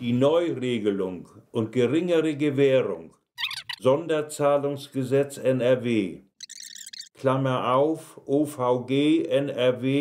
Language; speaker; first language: German; native; German